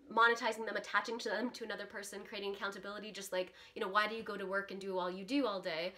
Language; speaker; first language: English; early bilingual, other home language; Russian